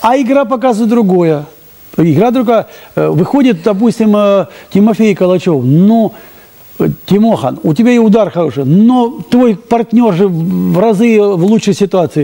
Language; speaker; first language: Russian; native; Russian